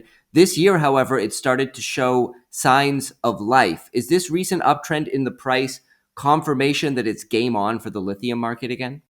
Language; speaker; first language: English; native; English